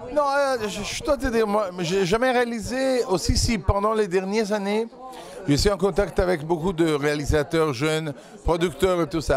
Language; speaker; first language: French; non-native, fluent; Italian